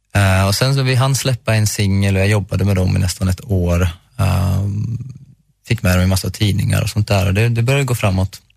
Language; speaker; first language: Swedish; native; Swedish